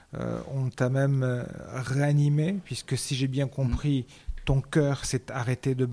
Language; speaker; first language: French; native; French